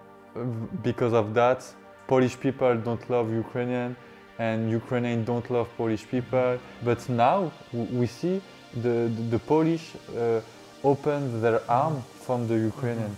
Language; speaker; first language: English; non-native, learner; French